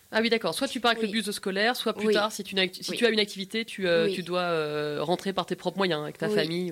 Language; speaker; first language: French; native; French